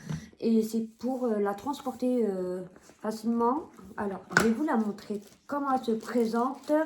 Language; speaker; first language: French; native; French